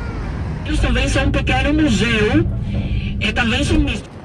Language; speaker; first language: Portuguese; non-native, learner; Spanish